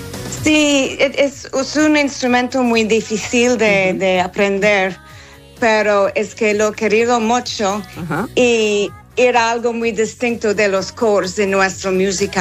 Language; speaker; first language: Spanish; non-native, fluent; English